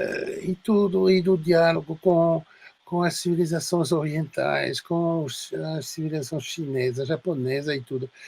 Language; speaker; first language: Portuguese; non-native, fluent; French